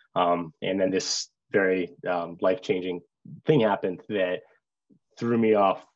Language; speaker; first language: English; native; English